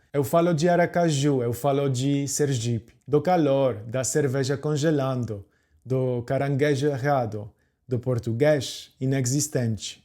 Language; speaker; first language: Portuguese; non-native, fluent; Polish